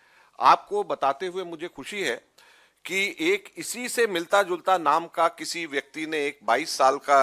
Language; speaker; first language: Hindi; native; Hindi